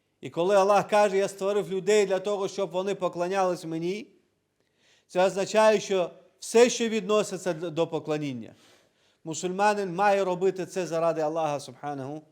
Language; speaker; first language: Ukrainian; non-native, local second language; Crimean Tatar